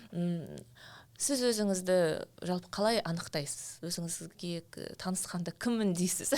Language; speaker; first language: Kazakh; native; Kazakh